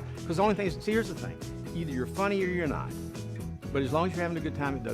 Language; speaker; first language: English; native; English